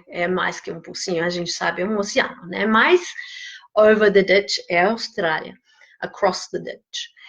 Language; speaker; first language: Portuguese; non-native, fluent; English